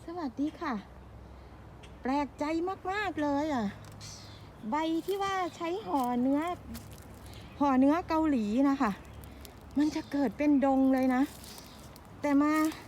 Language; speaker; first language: Thai; native; Thai